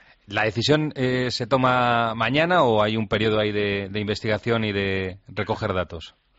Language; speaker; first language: Spanish; native; Spanish